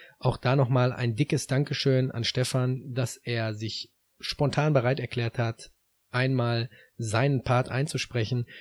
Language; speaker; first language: German; native; German